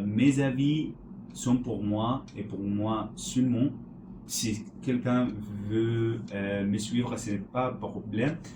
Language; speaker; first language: French; non-native, learner; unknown